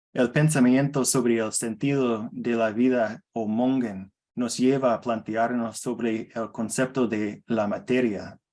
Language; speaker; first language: Spanish; non-native, learner; English